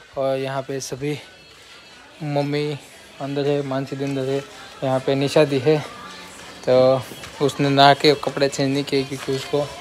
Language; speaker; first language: Hindi; non-native, local second language; Gujarati